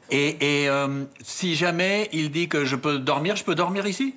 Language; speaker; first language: French; native; French